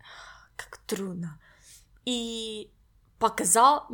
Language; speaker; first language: Russian; non-native, learner; English